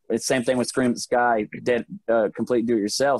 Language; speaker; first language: English; native; English